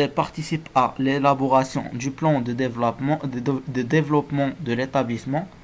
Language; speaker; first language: French; non-native, local second language; Arabic